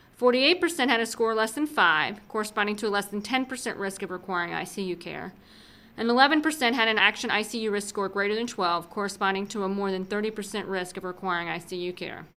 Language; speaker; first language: English; native; English